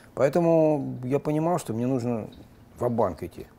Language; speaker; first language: Russian; native; Russian